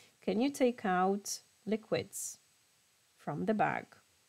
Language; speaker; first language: English; non-native, fluent; Polish